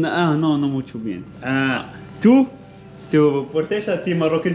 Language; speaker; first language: Spanish; non-native, learner; Arabic